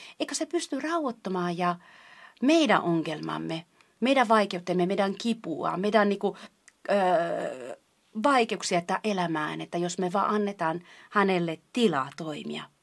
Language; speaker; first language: Finnish; non-native, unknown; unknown